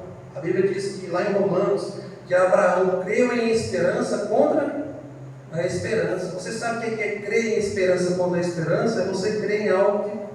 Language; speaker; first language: Portuguese; native; Portuguese